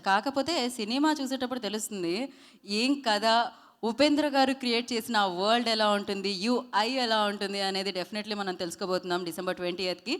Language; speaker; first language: Telugu; native; Telugu